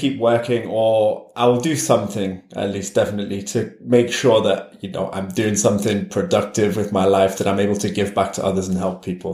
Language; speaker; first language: English; native; English